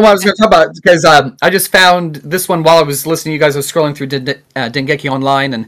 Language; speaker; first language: English; native; English